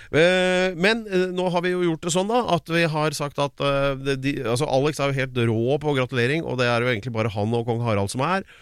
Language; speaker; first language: Norwegian; native; Norwegian